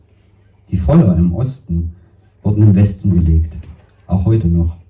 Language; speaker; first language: German; native; German